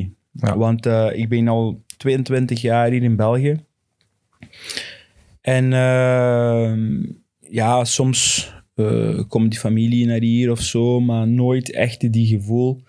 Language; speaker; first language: Dutch; non-native, fluent; Portuguese